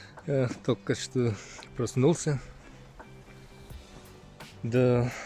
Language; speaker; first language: Russian; non-native, learner; Finnish